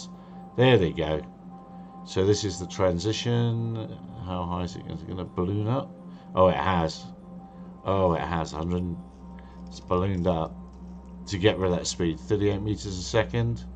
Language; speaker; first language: English; native; English